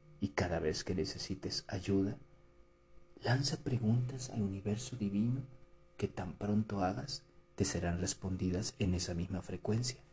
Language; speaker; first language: Spanish; native; Spanish